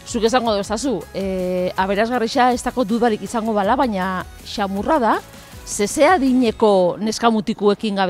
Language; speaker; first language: Basque; native; Basque